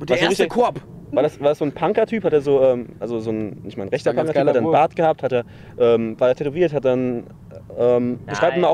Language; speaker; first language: German; native; German